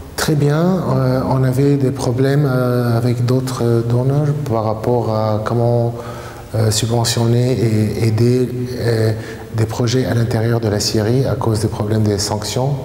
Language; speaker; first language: French; non-native, fluent; Arabic